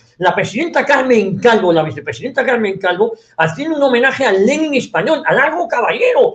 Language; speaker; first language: Spanish; native; Spanish